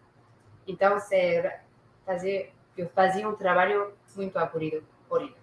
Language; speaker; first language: Portuguese; non-native, learner; French